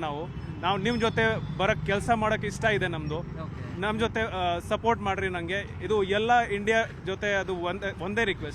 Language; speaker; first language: Kannada; non-native, fluent; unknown